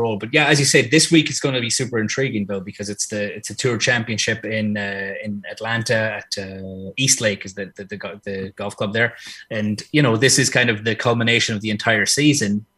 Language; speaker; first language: English; native; English